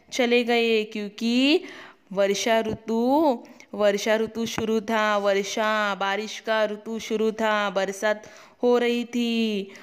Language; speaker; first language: Hindi; non-native, local second language; Marathi